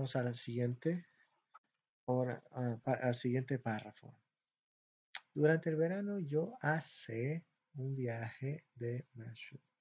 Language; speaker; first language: Spanish; non-native, fluent; English